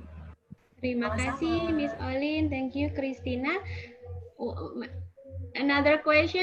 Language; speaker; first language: English; non-native, fluent; Indonesian